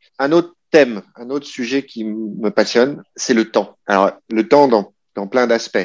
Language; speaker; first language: French; native; French